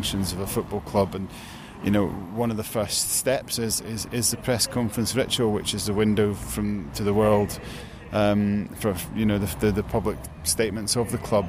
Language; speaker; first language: English; native; English